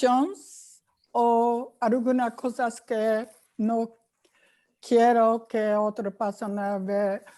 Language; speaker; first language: Spanish; non-native, learner; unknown